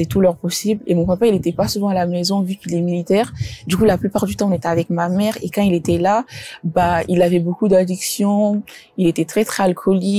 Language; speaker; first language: French; early bilingual, other home language; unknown